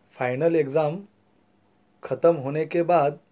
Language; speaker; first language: Hindi; non-native, local second language; Marathi